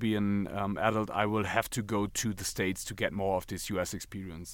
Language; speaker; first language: English; non-native, fluent; German